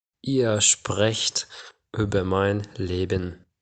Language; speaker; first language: German; non-native, fluent; Ukrainian